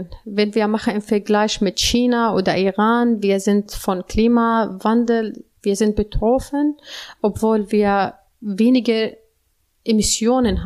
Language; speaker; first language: German; non-native, learner; Arabic